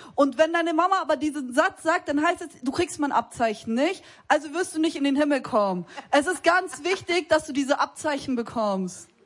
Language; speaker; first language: German; early bilingual, other home language; Turkish